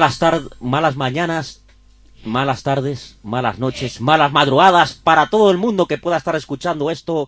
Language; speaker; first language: Spanish; native; Spanish